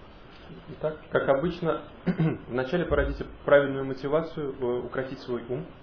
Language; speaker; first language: Russian; native; Russian